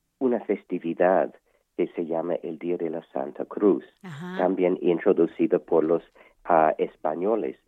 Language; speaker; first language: Spanish; non-native, fluent; English